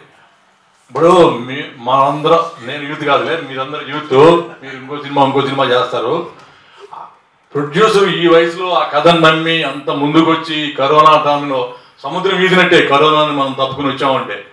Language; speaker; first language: Telugu; native; Telugu